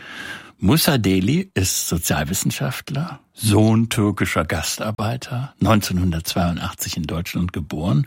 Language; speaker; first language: German; native; German